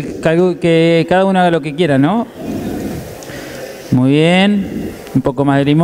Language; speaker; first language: Spanish; native; Spanish